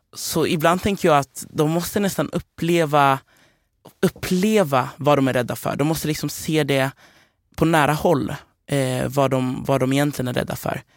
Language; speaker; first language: Swedish; early bilingual, other home language; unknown